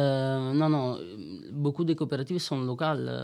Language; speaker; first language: French; non-native, learner; Italian